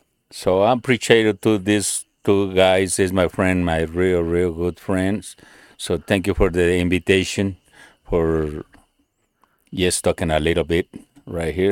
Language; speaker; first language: English; non-native, learner; Spanish